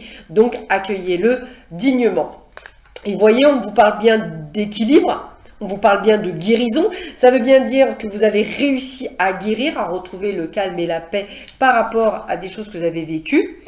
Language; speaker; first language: French; native; French